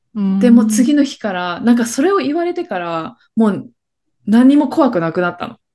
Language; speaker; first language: Japanese; early bilingual, other home language; Filipino